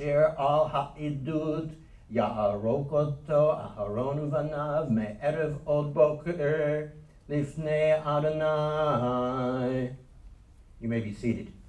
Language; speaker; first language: English; native; English